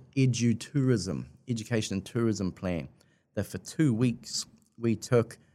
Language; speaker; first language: English; native; English